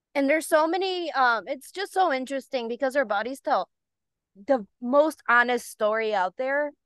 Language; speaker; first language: English; early bilingual, other home language; Bulgarian